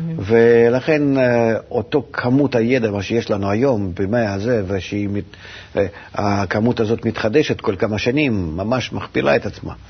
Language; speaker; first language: Hebrew; non-native, fluent; Russian